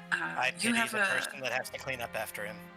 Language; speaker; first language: English; native; English